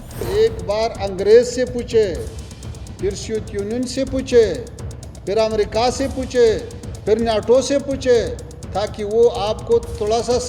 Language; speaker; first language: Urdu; non-native, fluent; Pashto